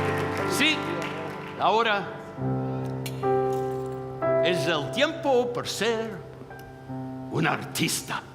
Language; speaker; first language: Spanish; non-native, fluent; English